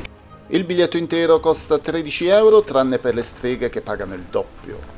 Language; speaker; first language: Italian; native; Italian